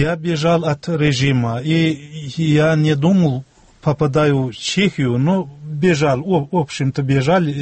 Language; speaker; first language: Russian; non-native, local second language; Turkmen